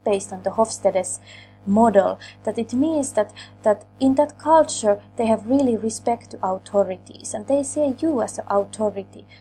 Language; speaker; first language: English; non-native, fluent; Finnish